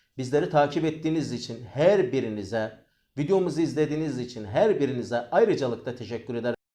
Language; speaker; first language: Turkish; native; Turkish